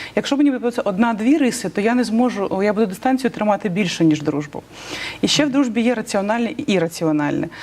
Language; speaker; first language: Ukrainian; non-native, local second language; Russian